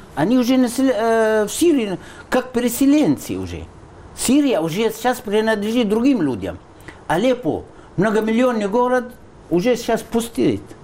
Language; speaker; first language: Russian; non-native, fluent; Arabic